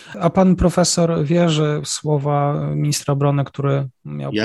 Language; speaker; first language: Polish; native; Polish